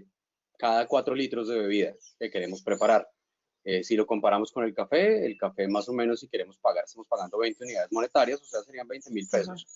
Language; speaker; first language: Spanish; native; Spanish